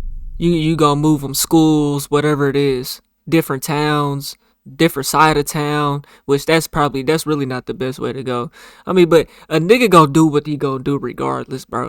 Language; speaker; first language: English; native; English